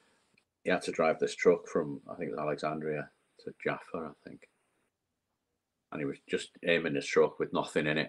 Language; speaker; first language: English; native; English